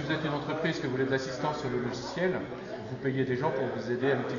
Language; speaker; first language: French; native; French